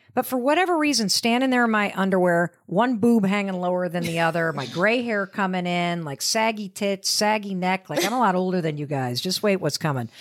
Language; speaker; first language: English; native; English